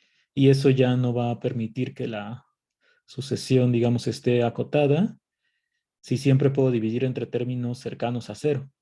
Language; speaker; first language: Spanish; native; Spanish